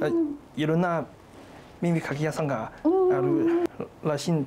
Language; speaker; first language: Japanese; non-native, learner; Chinese